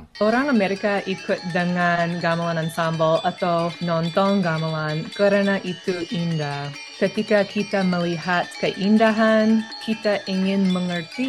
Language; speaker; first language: Indonesian; non-native, fluent; English